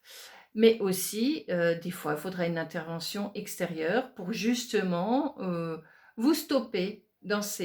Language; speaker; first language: French; native; French